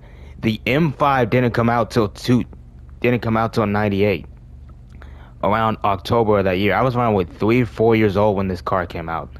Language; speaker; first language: English; native; English